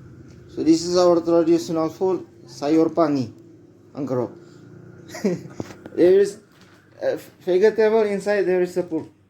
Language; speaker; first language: English; non-native, learner; Indonesian